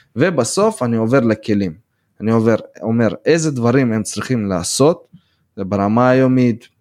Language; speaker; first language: Hebrew; early bilingual, other home language; Russian